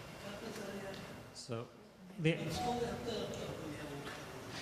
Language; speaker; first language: Hebrew; non-native, fluent; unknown